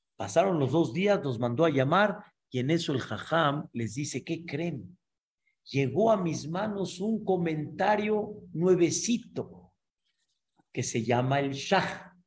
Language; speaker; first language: Spanish; native; Spanish